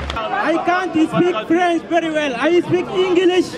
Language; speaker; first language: English; non-native, learner; Arabic